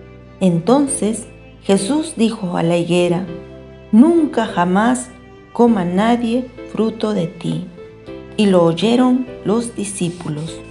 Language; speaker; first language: Spanish; native; Spanish